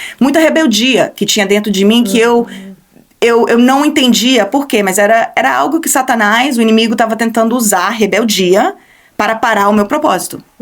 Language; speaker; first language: Portuguese; early bilingual, heritage; Portuguese